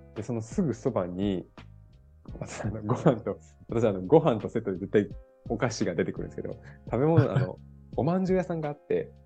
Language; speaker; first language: Japanese; native; Japanese